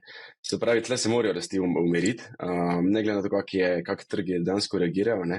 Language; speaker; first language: Slovenian; native; Slovenian